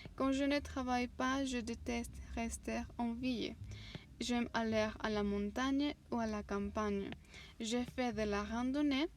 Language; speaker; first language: French; non-native, fluent; Spanish